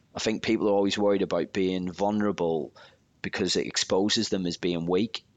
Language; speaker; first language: English; native; English